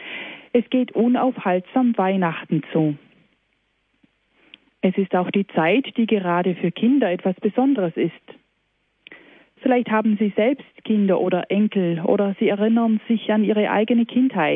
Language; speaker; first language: German; native; German